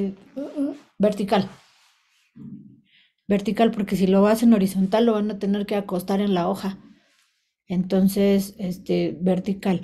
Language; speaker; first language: Spanish; native; Spanish